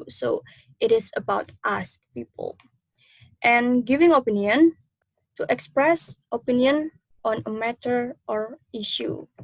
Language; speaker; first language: English; non-native, learner; Indonesian